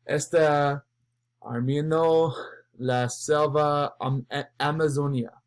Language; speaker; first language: Spanish; non-native, learner; English